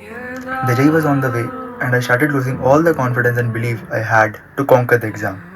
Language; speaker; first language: English; non-native, local second language; Hindi